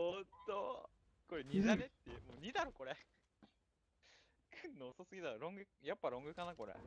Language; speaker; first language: Japanese; native; Japanese